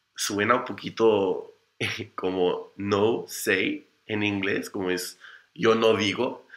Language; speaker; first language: Spanish; non-native, fluent; English